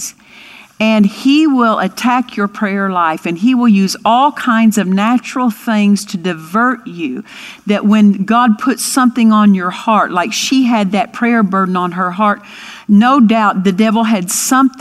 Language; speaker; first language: English; native; English